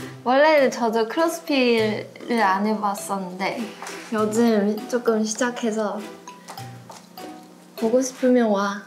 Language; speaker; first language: Korean; non-native, fluent; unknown